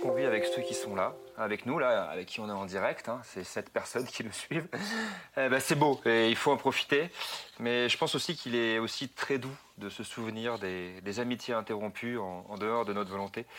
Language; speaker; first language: French; native; French